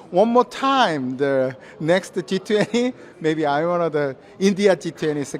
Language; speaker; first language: English; non-native, learner; Korean